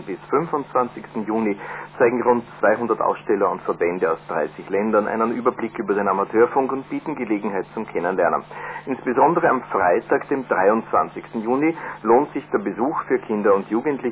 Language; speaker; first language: German; native; German